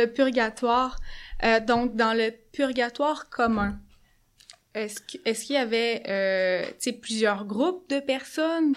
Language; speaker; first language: French; native; French